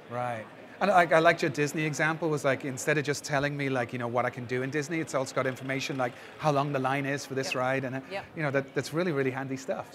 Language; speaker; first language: English; native; English